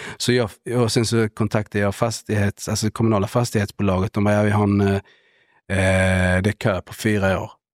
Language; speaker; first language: Swedish; early bilingual, other home language; Spanish